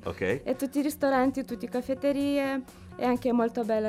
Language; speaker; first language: Italian; non-native, learner; Lithuanian